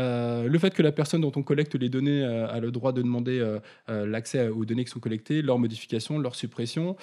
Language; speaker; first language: French; native; French